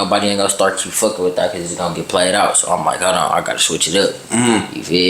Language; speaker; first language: English; native; English